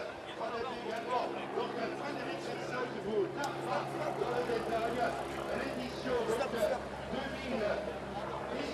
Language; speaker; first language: French; native; French